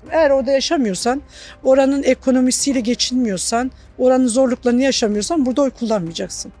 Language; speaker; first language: Turkish; native; Turkish